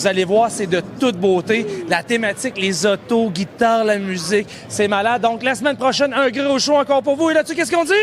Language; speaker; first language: French; native; French